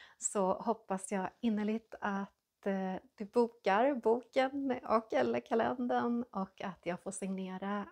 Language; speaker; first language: Swedish; native; Swedish